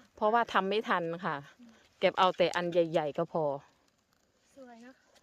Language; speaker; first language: Thai; non-native, local second language; Northeastern Thai